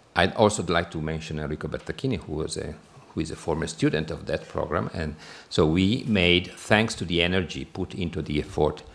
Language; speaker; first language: English; non-native, fluent; Italian